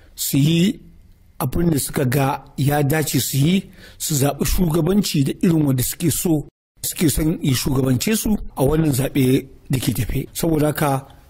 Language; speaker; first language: Hausa; native; Hausa